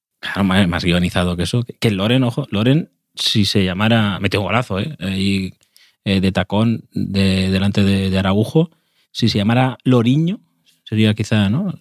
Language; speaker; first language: Spanish; native; Spanish